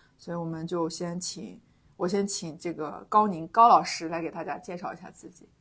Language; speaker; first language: Chinese; native; Chinese